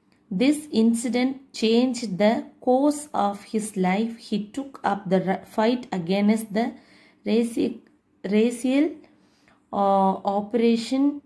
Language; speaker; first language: English; non-native, local second language; Tamil